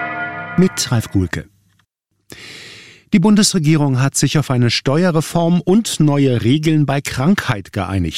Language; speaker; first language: German; native; German